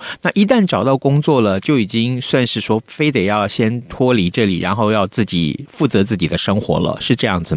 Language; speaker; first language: Chinese; native; Chinese